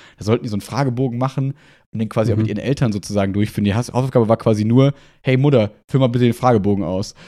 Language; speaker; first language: German; native; German